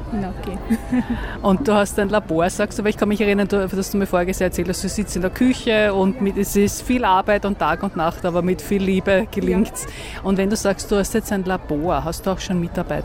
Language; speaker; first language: German; native; German